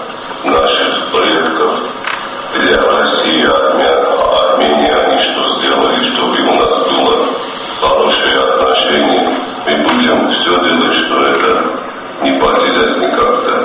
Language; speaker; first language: Russian; non-native, fluent; Armenian